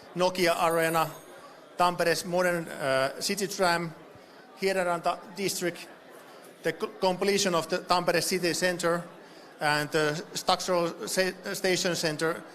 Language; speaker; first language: English; non-native, fluent; Finnish